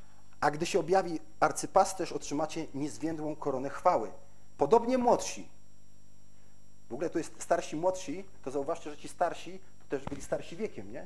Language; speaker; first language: Polish; native; Polish